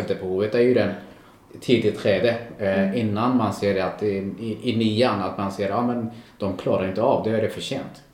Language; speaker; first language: Swedish; non-native, local second language; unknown